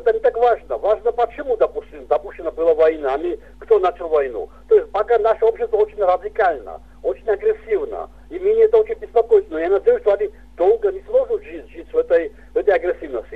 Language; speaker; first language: Russian; non-native, local second language; Georgian